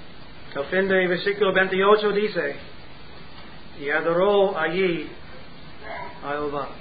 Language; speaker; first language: Spanish; non-native, learner; English